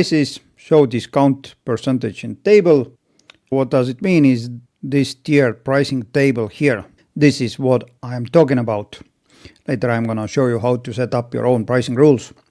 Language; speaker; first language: English; non-native, fluent; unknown